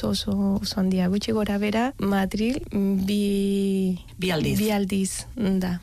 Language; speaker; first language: Basque; non-native, fluent; Spanish